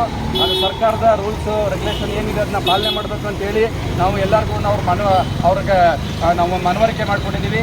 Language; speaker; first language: Kannada; native; Kannada